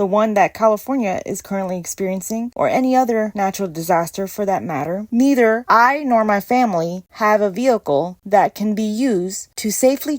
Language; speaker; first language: English; native; English